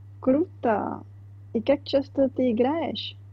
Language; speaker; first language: Russian; non-native, learner; Czech